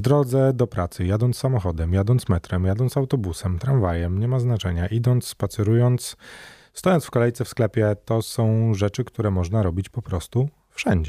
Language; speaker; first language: Polish; native; Polish